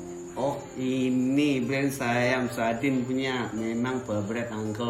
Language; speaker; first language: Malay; non-native, local second language; Tamil